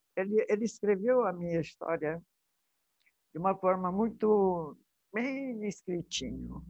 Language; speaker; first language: Portuguese; early bilingual, other home language; Hungarian